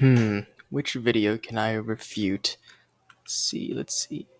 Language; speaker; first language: English; native; English